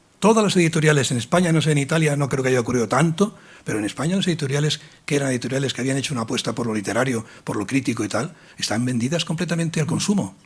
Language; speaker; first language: Spanish; native; Spanish